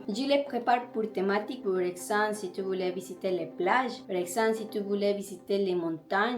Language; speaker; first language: French; non-native, learner; Spanish